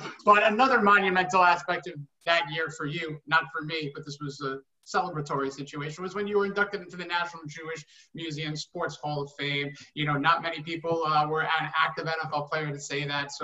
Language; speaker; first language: English; native; English